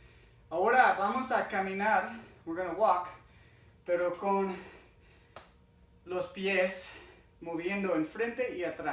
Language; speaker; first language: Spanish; non-native, fluent; English